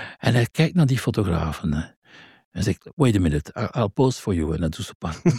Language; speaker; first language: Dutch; native; Dutch